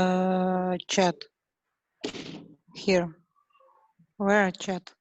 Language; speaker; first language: English; non-native, learner; Russian